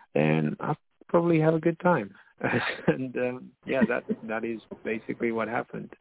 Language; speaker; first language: English; native; English